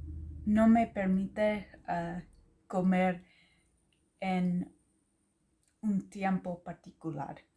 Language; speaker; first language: Spanish; non-native, learner; English